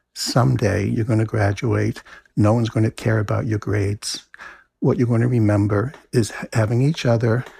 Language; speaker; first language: English; native; English